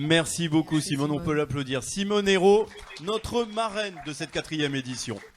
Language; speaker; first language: French; native; French